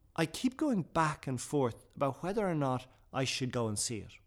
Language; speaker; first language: English; non-native, local second language; Irish